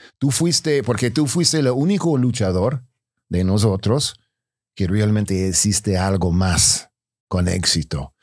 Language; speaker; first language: Spanish; non-native, fluent; English